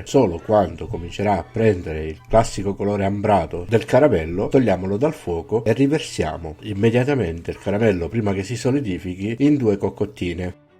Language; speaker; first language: Italian; native; Italian